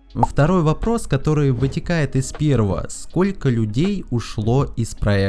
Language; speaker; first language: Russian; native; Russian